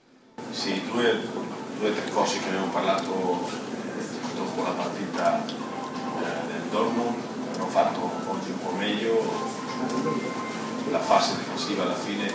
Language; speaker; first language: Italian; non-native, fluent; Spanish